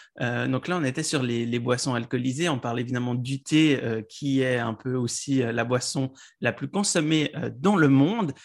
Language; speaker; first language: French; native; French